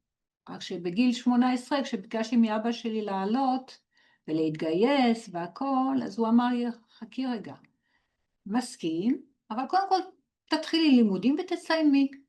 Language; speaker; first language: Hebrew; non-native, fluent; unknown